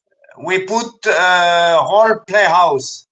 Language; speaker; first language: English; non-native, learner; French